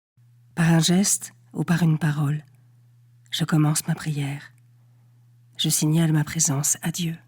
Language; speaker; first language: French; native; French